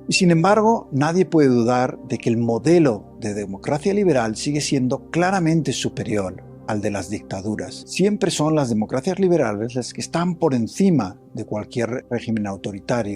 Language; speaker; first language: Spanish; native; Spanish